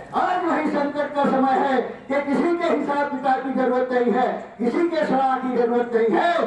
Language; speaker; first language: Hindi; native; Hindi